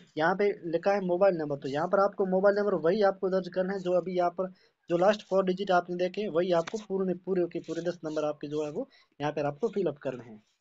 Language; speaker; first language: Hindi; native; Hindi